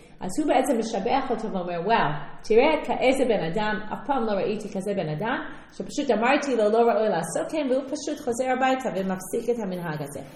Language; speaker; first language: Hebrew; non-native, fluent; English